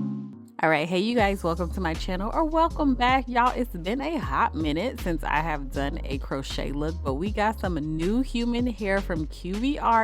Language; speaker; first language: English; native; English